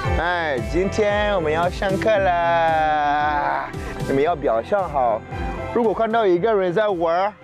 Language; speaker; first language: Chinese; non-native, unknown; English